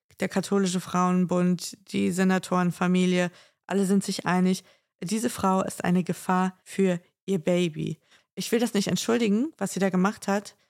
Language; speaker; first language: German; native; German